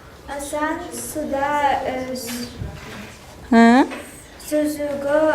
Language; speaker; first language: Kyrgyz; non-native, local second language; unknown